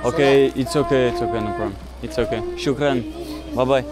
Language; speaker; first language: English; non-native, learner; French